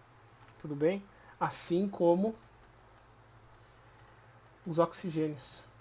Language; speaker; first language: Portuguese; native; Portuguese